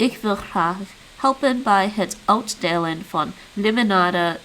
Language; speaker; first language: Dutch; non-native, learner; English